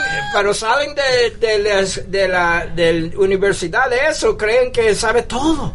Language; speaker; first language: Spanish; early bilingual, heritage; English